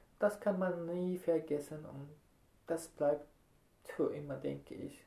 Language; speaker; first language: German; non-native, fluent; Arabic